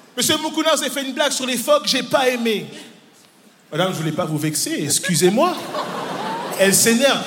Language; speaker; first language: French; early bilingual, other home language; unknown